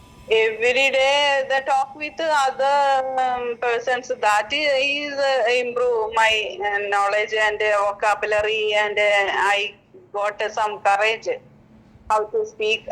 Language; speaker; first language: English; non-native, local second language; Malayalam